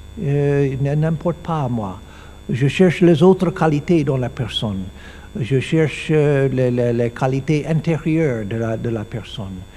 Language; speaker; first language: French; non-native, learner; English